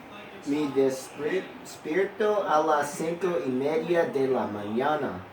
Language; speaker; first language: Spanish; non-native, learner; English